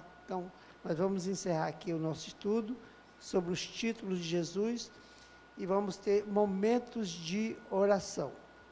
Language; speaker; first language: Portuguese; native; Portuguese